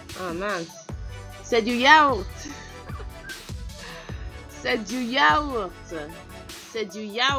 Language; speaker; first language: French; non-native, fluent; English